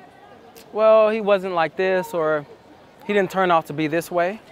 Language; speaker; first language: English; native; English